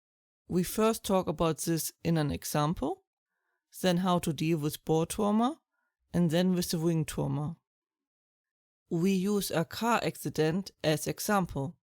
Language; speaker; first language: English; non-native, fluent; German